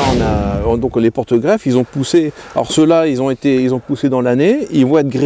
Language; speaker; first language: French; native; French